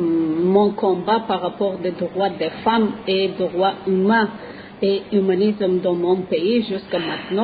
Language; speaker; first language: French; non-native, learner; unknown